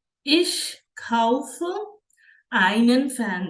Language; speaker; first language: German; non-native, fluent; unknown